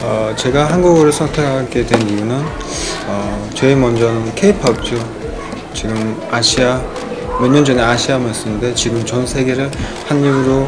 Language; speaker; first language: Korean; non-native, fluent; Mongolian